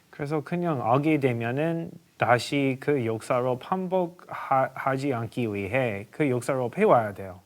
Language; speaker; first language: Korean; non-native, fluent; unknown